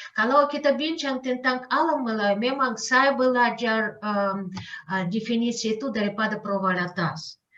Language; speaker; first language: Malay; non-native, fluent; Russian